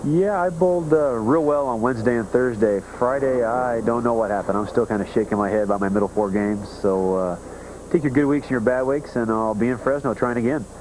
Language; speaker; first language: English; native; English